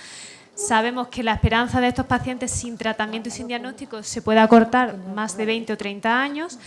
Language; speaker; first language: Spanish; native; Spanish